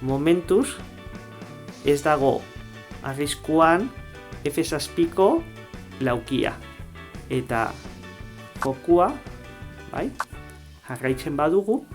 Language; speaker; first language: Basque; non-native, local second language; Spanish